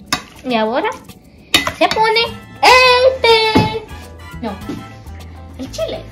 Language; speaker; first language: Spanish; early bilingual, heritage; Spanish